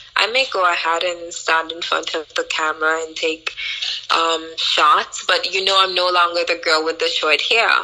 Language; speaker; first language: English; native; English